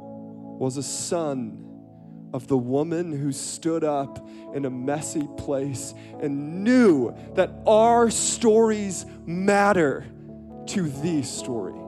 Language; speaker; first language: English; native; English